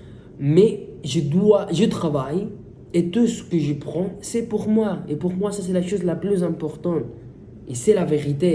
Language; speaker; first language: French; non-native, fluent; Spanish